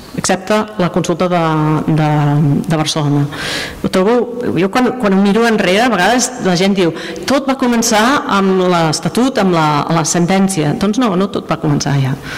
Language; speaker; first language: Catalan; non-native, fluent; English